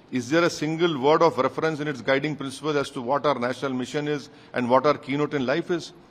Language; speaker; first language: English; non-native, local second language; Urdu